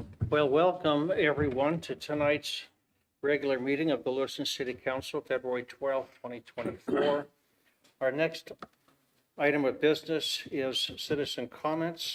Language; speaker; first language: English; native; English